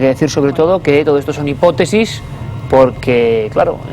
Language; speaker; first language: Spanish; native; Spanish